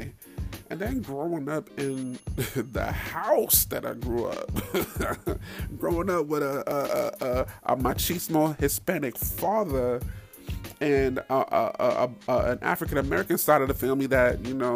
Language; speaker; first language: English; native; English